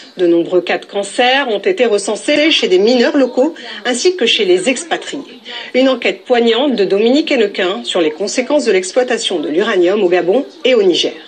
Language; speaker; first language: French; native; French